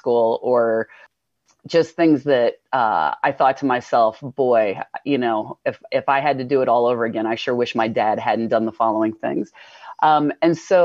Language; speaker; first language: English; native; English